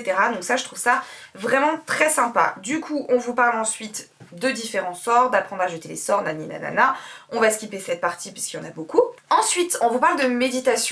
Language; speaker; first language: French; native; French